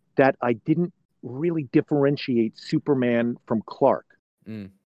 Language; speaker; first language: English; native; English